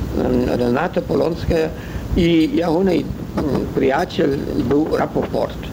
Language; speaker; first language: Russian; non-native, learner; French